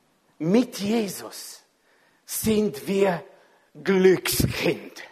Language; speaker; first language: German; non-native, fluent; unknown